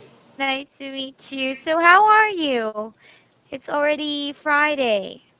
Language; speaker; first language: English; non-native, fluent; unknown